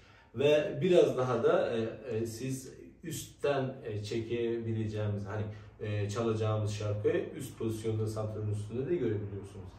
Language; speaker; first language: Turkish; non-native, fluent; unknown